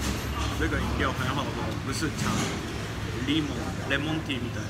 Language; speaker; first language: Chinese; non-native, learner; Japanese